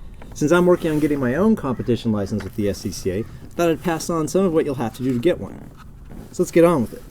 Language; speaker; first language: English; native; English